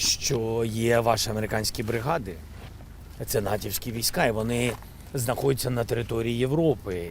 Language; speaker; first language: Ukrainian; non-native, local second language; Russian